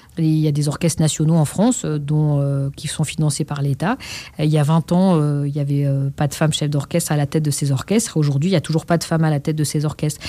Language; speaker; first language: French; native; French